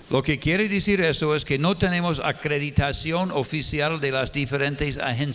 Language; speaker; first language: Spanish; non-native, fluent; English